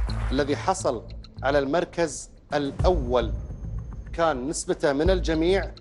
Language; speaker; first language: Arabic; native; Arabic